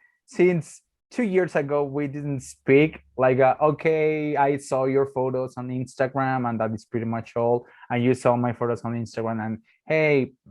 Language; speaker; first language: English; non-native, learner; Spanish